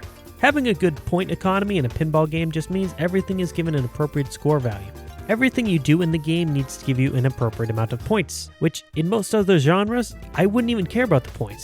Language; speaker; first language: English; native; English